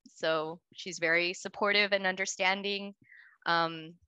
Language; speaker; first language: English; native; English